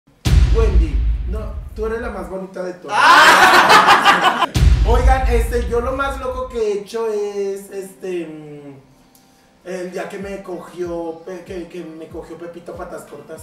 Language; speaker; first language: Spanish; native; Spanish